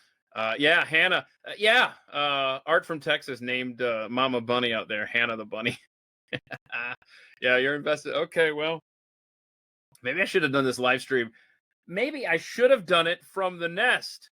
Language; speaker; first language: English; native; English